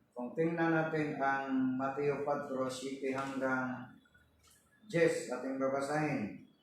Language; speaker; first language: Filipino; non-native, local second language; Cebuano